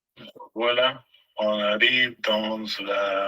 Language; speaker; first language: French; non-native, learner; English